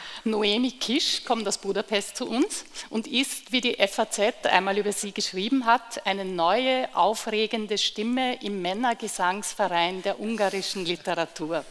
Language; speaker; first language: German; native; German